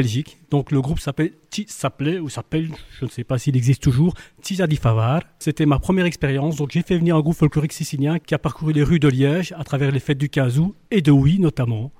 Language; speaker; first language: French; early bilingual, other home language; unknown